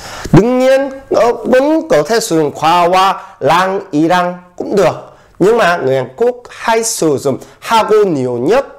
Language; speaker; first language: Vietnamese; non-native, fluent; Korean